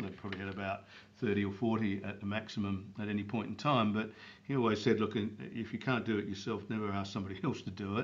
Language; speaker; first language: English; native; English